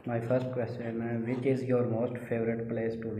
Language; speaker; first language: English; non-native, learner; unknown